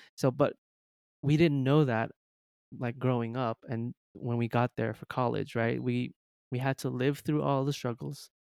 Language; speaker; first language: English; early bilingual, other home language; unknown